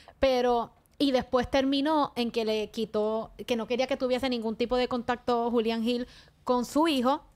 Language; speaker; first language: Spanish; native; Spanish